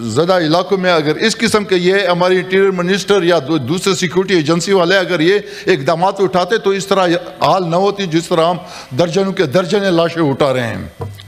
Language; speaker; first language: Urdu; native; Urdu